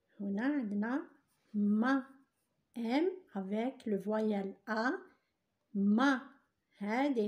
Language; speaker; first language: French; non-native, local second language; Arabic